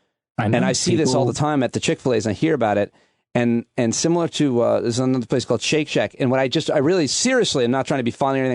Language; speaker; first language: English; native; English